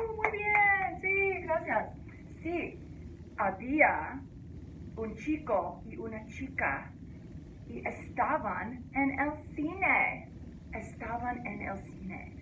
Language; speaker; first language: Spanish; non-native, fluent; English